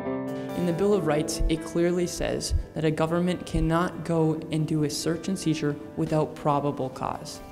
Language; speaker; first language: English; native; English